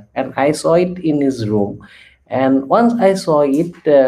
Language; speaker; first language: English; non-native, local second language; Assamese